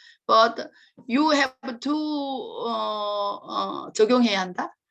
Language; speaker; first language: English; non-native, learner; Korean